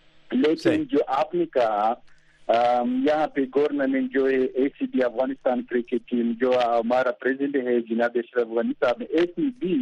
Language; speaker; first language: Hindi; non-native, fluent; Pashto